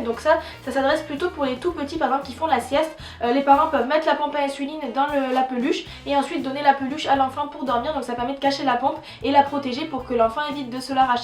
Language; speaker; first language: French; native; French